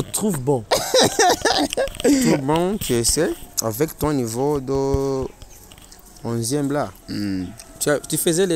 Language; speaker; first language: French; non-native, learner; Rundi